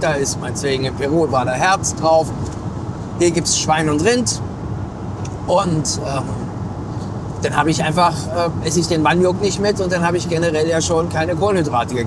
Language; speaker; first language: German; native; German